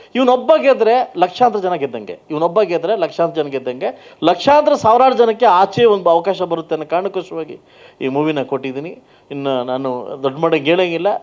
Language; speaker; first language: Kannada; native; Kannada